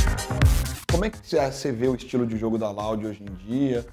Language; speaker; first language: Portuguese; native; Portuguese